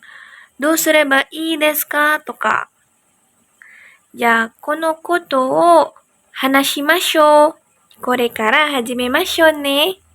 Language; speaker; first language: Japanese; non-native, learner; Indonesian